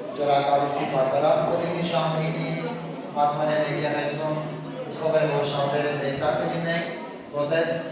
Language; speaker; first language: Armenian; non-native, local second language; Assyrian Neo-Aramaic